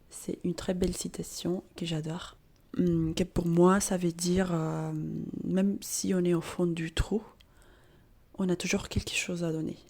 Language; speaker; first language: French; non-native, fluent; Spanish